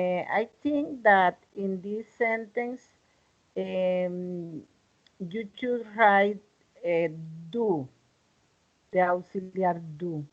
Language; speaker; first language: English; non-native, learner; Spanish